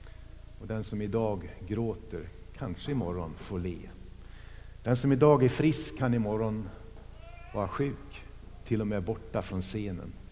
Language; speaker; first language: Swedish; native; Swedish